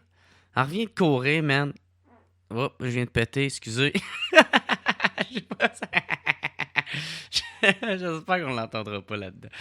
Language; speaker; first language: French; native; French